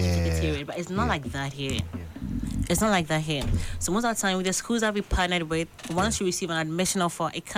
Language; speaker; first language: English; non-native, local second language; Akan